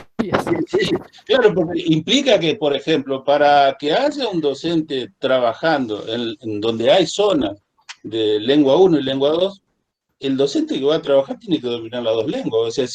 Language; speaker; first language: Spanish; native; Spanish